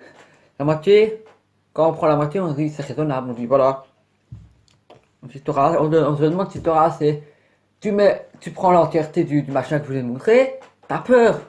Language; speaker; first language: French; native; French